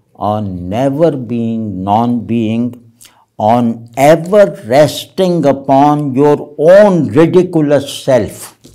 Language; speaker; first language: English; non-native, local second language; Urdu